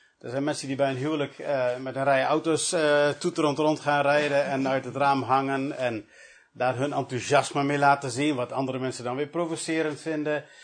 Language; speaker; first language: Dutch; early bilingual, other home language; English